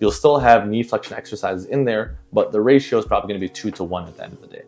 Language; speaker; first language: English; native; English